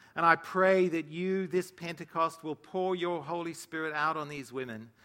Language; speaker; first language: English; native; English